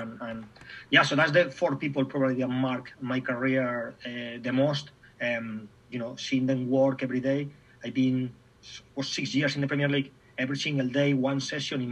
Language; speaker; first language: English; non-native, fluent; Spanish